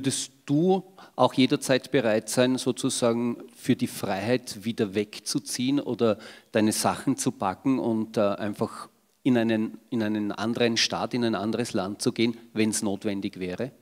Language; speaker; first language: German; native; German